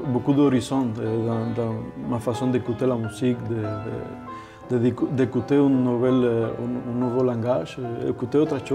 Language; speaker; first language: French; non-native, fluent; Spanish